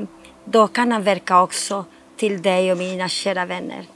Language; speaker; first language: Swedish; non-native, fluent; Spanish